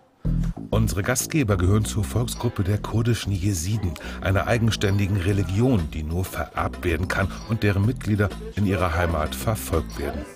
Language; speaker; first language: German; native; German